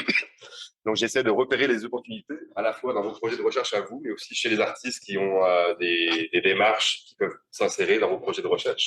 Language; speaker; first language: French; native; French